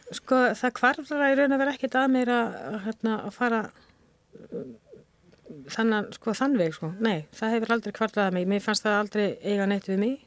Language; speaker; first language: Icelandic; non-native, fluent; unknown